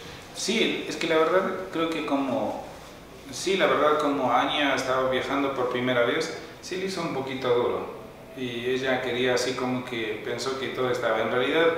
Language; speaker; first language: Spanish; native; Spanish